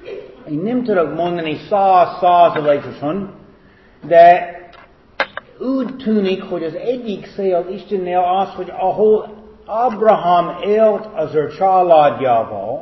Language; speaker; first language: Hungarian; non-native, fluent; English